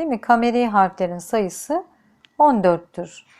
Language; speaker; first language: Turkish; native; Turkish